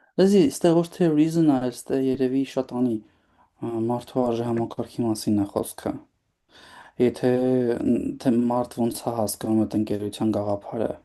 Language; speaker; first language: Armenian; native; Armenian